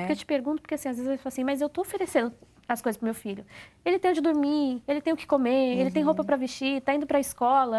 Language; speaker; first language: Portuguese; native; Portuguese